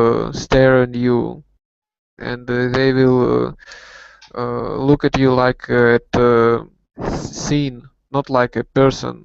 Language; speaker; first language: English; non-native, learner; Russian